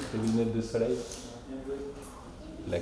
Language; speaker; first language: French; native; French